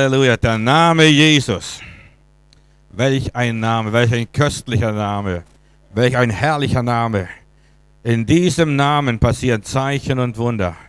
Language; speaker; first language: German; native; German